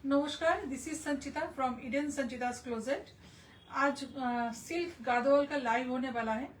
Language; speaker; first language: Hindi; non-native, local second language; Bangla